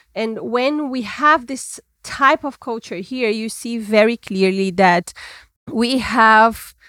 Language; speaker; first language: English; non-native, fluent; Portuguese